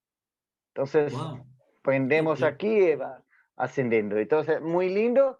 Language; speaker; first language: Spanish; non-native, fluent; Portuguese